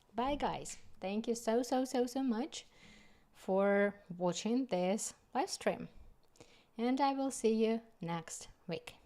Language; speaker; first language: English; non-native, fluent; Russian